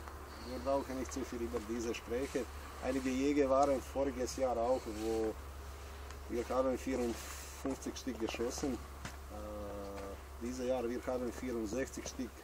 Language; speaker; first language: German; non-native, learner; Croatian